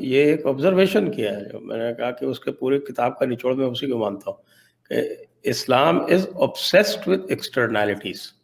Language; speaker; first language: Hindi; native; Hindi